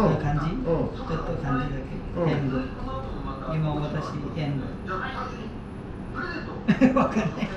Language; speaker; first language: Japanese; non-native, learner; Nepali